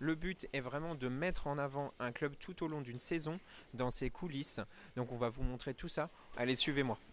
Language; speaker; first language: French; native; French